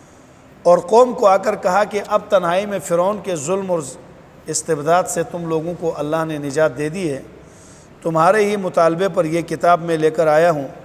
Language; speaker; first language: Urdu; native; Urdu